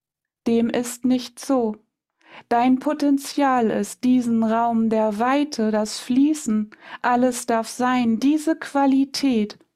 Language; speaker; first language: German; native; German